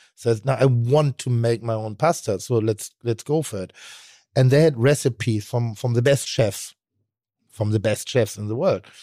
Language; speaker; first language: English; non-native, fluent; German